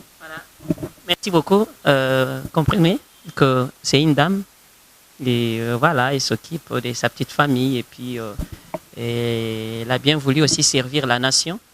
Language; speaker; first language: French; non-native, local second language; Lingala